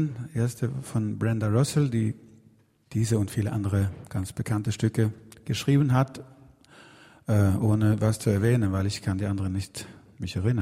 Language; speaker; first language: German; non-native, fluent; Swedish